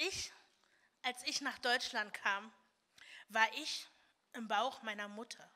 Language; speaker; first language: German; early bilingual, other home language; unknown